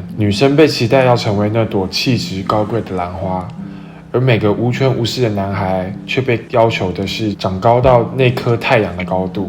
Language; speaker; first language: Chinese; native; Chinese